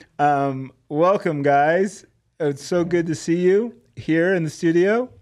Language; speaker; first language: English; native; English